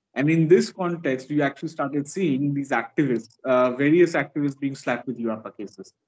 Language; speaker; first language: English; non-native, local second language; Bangla